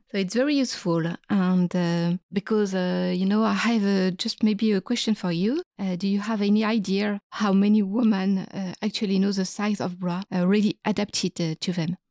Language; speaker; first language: English; non-native, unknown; French